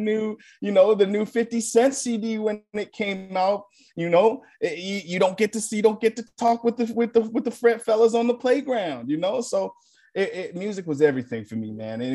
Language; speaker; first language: English; native; English